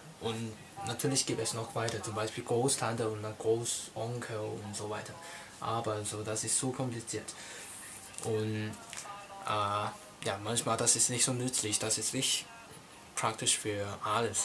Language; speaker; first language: German; non-native, learner; Cantonese